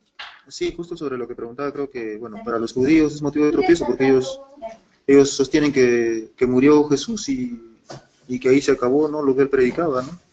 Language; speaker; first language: Spanish; native; Spanish